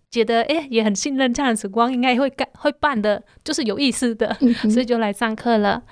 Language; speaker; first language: Chinese; non-native, fluent; Khmer